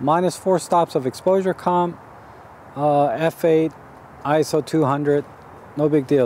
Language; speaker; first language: English; native; English